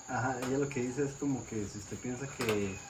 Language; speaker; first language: Spanish; native; Spanish